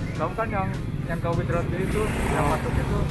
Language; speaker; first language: Indonesian; native; Indonesian